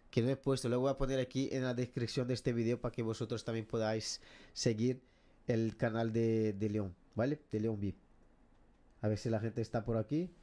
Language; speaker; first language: Spanish; non-native, fluent; Portuguese